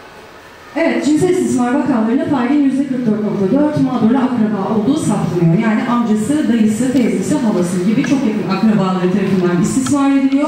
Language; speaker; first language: Turkish; native; Turkish